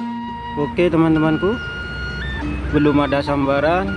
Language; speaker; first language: Indonesian; non-native, local second language; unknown